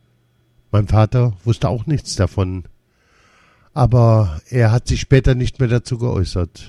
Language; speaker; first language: German; early bilingual, other home language; Lithuanian